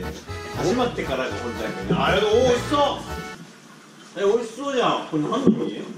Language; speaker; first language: Japanese; native; Japanese